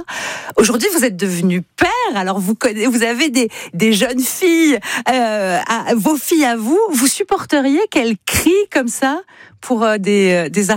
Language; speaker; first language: French; native; French